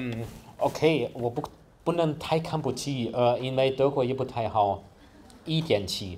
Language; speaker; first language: Chinese; non-native, fluent; German